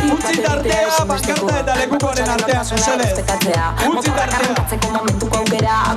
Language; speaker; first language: Basque; native; Basque